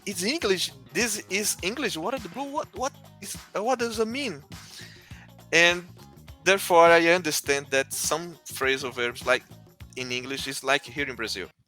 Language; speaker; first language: English; non-native, learner; Portuguese